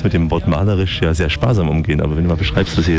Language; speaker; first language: German; native; German